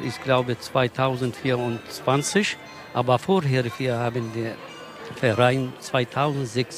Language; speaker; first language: German; non-native, learner; Kurdish